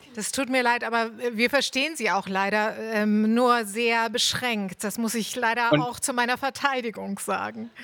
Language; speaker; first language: German; native; German